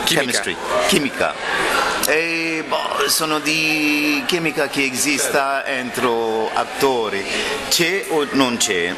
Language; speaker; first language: Italian; non-native, learner; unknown